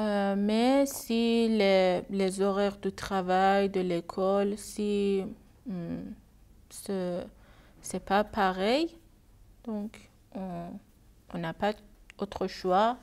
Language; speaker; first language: French; non-native, learner; Persian